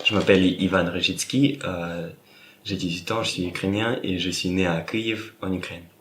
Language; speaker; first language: French; non-native, fluent; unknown